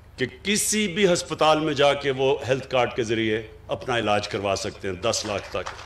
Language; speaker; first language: Urdu; native; Urdu